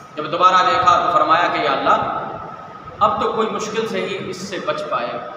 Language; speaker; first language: Urdu; non-native, local second language; Punjabi